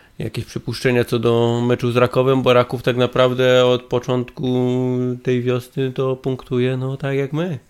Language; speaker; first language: Polish; native; Polish